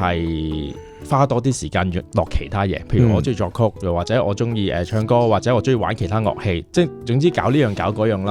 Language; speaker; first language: Cantonese; native; Cantonese